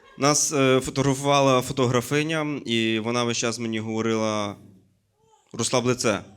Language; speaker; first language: Ukrainian; native; Ukrainian